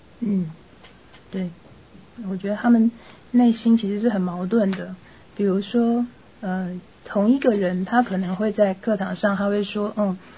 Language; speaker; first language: Chinese; native; Chinese